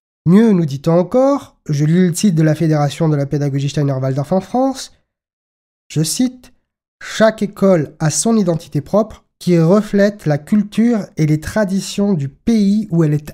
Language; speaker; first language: French; native; French